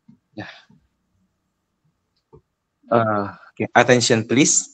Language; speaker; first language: English; non-native, learner; Indonesian